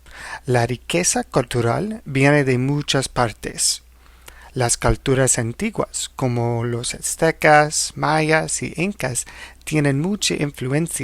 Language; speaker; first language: Spanish; non-native, fluent; English